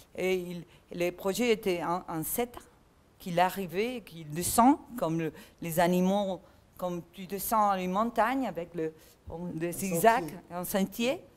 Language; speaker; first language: French; non-native, learner; Catalan